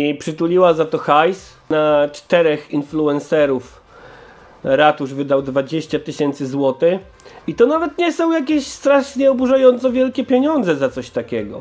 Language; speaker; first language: Polish; native; Polish